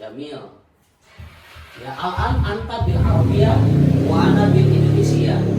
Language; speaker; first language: Arabic; non-native, fluent; Indonesian